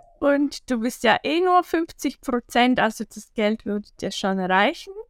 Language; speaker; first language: German; non-native, fluent; Bulgarian